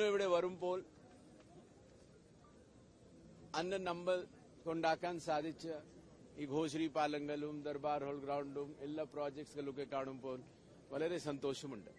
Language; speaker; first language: Malayalam; non-native, fluent; Hindi